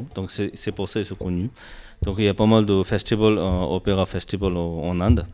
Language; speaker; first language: French; non-native, learner; Tibetan